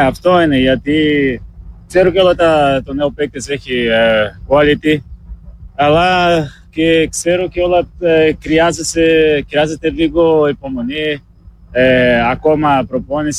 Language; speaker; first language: Greek; non-native, learner; Portuguese